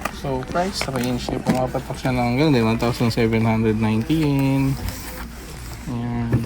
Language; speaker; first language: Filipino; native; Filipino